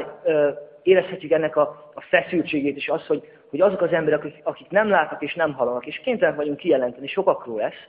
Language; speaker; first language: Hungarian; native; Hungarian